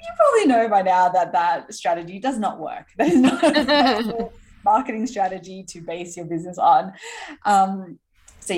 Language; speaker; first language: English; native; English